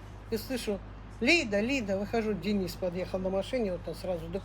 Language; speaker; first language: Russian; native; Russian